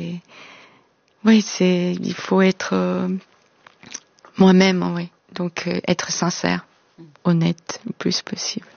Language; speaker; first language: French; non-native, fluent; Korean